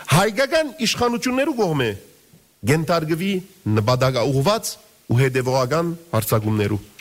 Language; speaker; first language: Armenian; early bilingual, heritage; Armenian